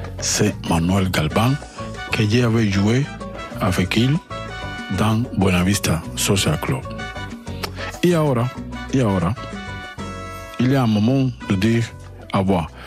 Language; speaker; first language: French; non-native, learner; Spanish